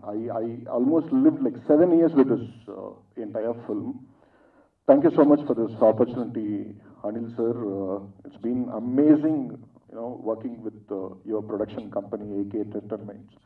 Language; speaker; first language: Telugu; non-native, fluent; Tamil